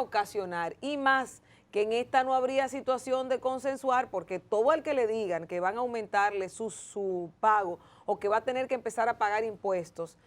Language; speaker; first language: Spanish; native; Spanish